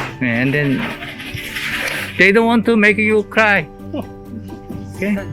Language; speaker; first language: English; non-native, learner; Korean